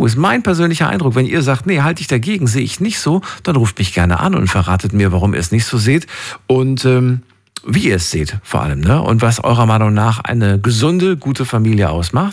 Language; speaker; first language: German; native; German